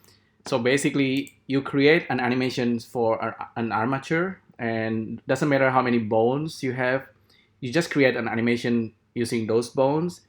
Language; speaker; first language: English; non-native, fluent; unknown